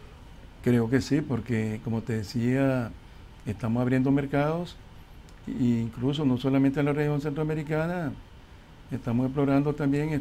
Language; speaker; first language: Spanish; native; Spanish